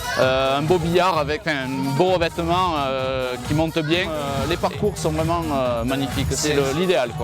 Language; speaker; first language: French; native; French